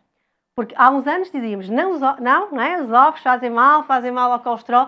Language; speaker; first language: Portuguese; native; Portuguese